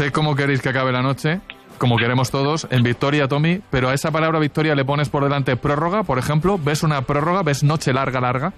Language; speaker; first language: Spanish; native; Spanish